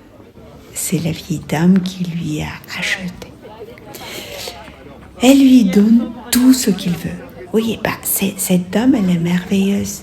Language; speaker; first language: French; non-native, fluent; Russian